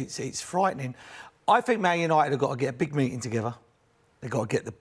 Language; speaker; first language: English; native; English